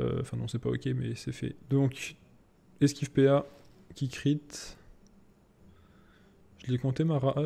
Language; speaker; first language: French; native; French